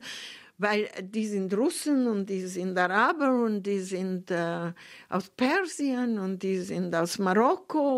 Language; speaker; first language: German; non-native, fluent; Hungarian